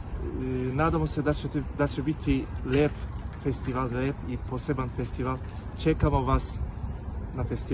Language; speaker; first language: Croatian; early bilingual, heritage; Bosnian